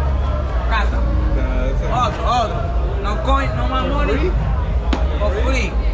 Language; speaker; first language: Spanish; native; Spanish